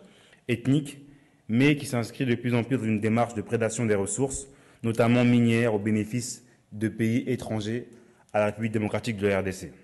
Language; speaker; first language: French; native; French